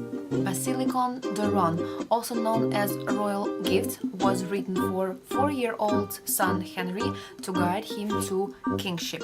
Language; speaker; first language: English; non-native, learner; Russian